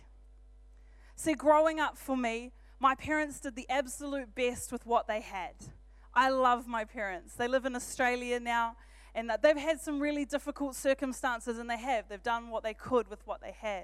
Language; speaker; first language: English; native; English